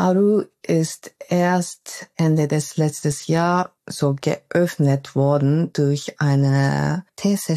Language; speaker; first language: German; non-native, fluent; Japanese